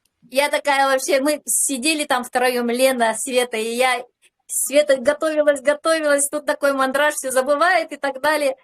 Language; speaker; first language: Russian; native; Russian